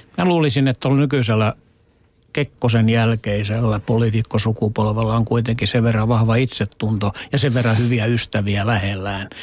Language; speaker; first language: Finnish; native; Finnish